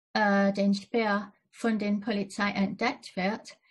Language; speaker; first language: German; non-native, fluent; English